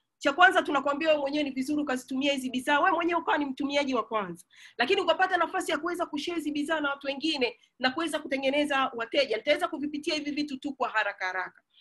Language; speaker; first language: Swahili; native; Swahili